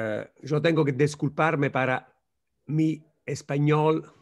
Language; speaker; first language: Spanish; non-native, fluent; Italian